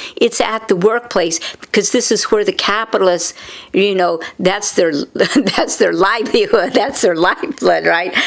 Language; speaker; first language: English; native; English